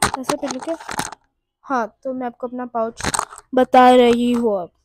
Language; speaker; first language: Hindi; non-native, local second language; Urdu